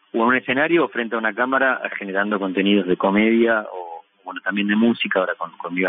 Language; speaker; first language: Spanish; native; Spanish